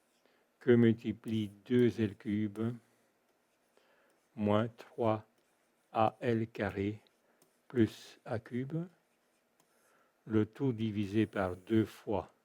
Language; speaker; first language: French; native; French